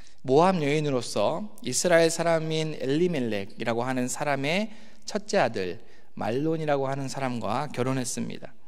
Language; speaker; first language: Korean; native; Korean